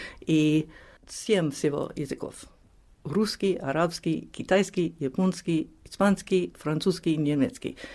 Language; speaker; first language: Russian; non-native, fluent; English